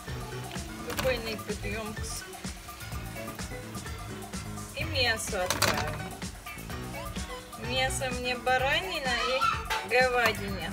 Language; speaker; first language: Russian; non-native, learner; Tajik